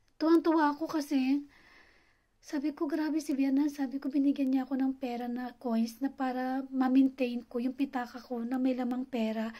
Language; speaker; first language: Filipino; native; Filipino